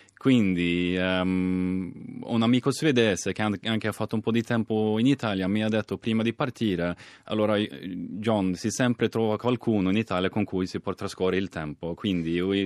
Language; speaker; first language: Italian; non-native, fluent; Swedish